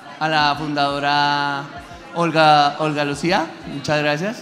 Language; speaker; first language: Spanish; native; Spanish